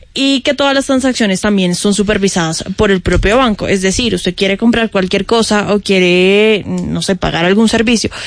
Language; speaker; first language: Spanish; native; Spanish